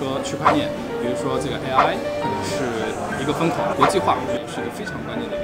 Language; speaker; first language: Chinese; native; Chinese